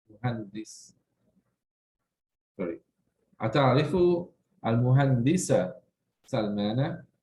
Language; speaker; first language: Arabic; non-native, fluent; English